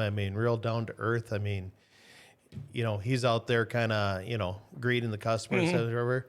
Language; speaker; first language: English; native; English